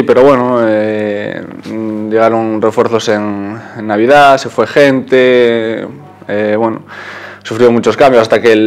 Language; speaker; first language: Spanish; native; Spanish